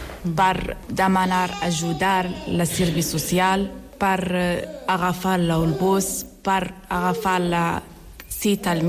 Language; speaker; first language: Catalan; non-native, learner; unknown